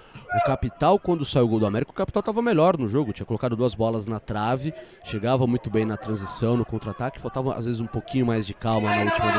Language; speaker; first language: Portuguese; native; Portuguese